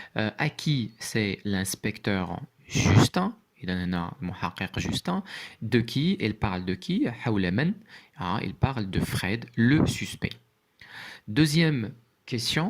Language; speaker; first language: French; non-native, local second language; Arabic